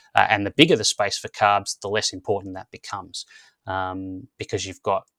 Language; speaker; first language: English; native; English